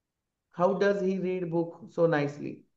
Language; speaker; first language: English; non-native, local second language; Marathi